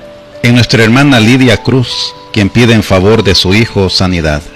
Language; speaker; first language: Spanish; native; Spanish